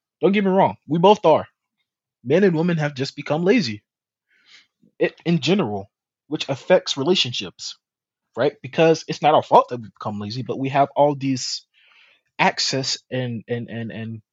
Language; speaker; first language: English; native; English